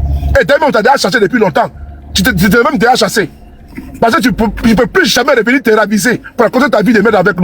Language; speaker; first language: French; native; French